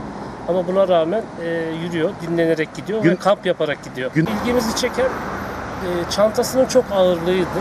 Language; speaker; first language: Turkish; native; Turkish